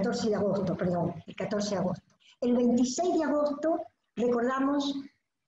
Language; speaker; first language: Spanish; native; Spanish